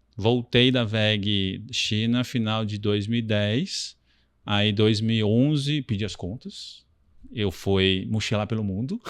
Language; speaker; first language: Portuguese; non-native, fluent; Chinese